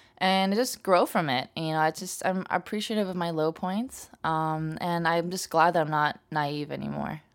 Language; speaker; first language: English; native; English